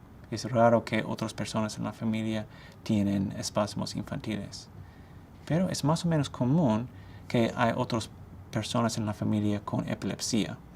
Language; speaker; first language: Spanish; non-native, fluent; English